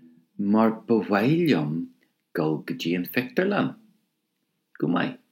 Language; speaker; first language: Irish; non-native, local second language; English